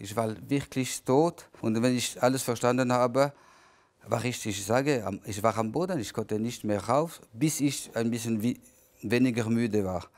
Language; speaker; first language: German; non-native, local second language; French